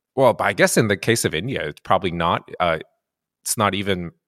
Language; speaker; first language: English; early bilingual, other home language; Japanese